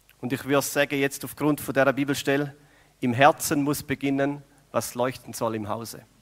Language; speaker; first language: German; native; German